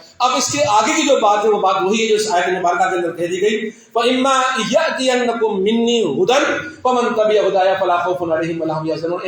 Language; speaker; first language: Urdu; non-native, local second language; Sindhi